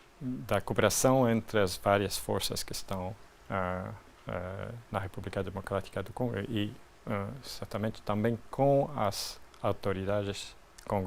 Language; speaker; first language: Portuguese; non-native, fluent; French